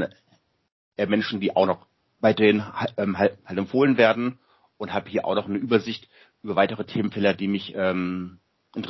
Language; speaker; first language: German; native; German